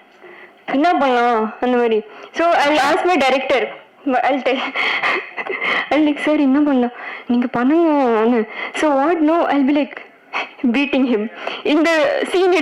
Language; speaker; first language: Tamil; non-native, learner; Bangla